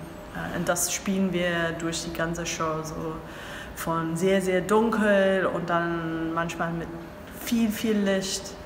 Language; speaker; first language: German; non-native, learner; English